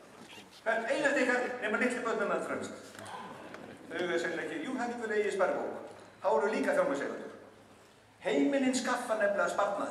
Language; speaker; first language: Icelandic; native; Icelandic